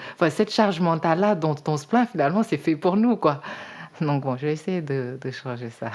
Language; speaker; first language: French; early bilingual, other home language; Wolof